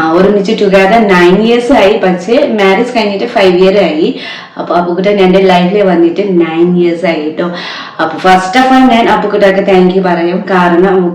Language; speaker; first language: Malayalam; non-native, learner; Nepali